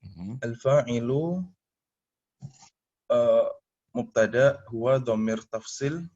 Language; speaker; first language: Arabic; non-native, learner; Indonesian